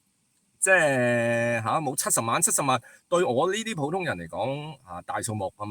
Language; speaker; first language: Cantonese; native; Cantonese